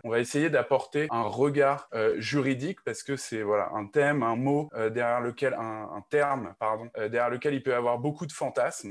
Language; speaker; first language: French; native; French